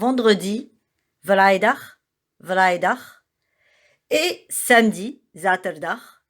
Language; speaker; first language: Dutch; non-native, learner; French